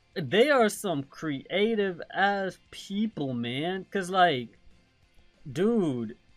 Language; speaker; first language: English; non-native, local second language; Jamaican Creole English